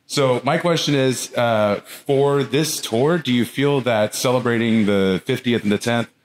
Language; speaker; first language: English; native; English